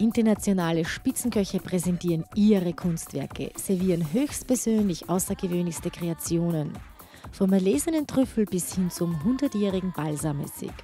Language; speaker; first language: German; native; German